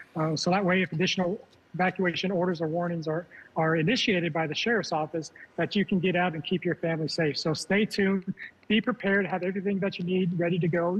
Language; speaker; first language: English; native; English